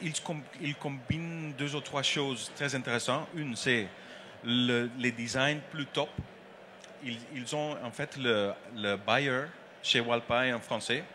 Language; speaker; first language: French; non-native, learner; Dutch